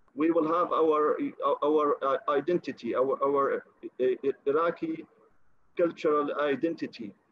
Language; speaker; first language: English; non-native, fluent; Arabic